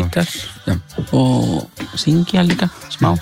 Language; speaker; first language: Icelandic; non-native, learner; Spanish